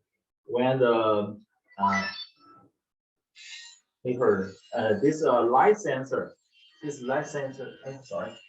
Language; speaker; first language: English; non-native, learner; Chinese